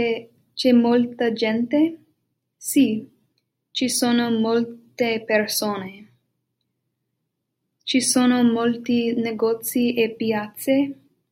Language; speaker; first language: Italian; non-native, learner; English